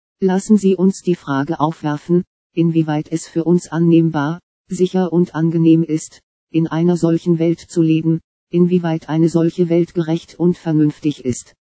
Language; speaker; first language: German; native; German